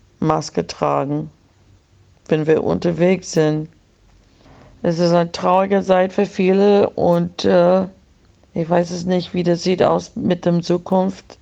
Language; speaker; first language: German; non-native, fluent; English